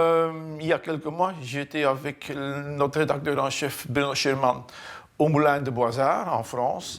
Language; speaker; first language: French; non-native, fluent; Dutch